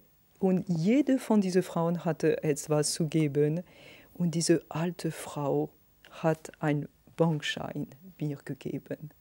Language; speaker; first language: German; non-native, fluent; French